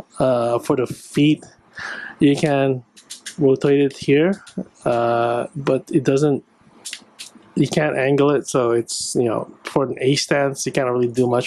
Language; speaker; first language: English; native; English